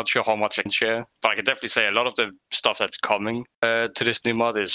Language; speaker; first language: English; non-native, fluent; Danish